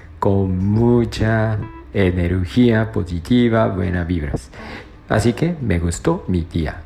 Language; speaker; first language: Spanish; non-native, learner; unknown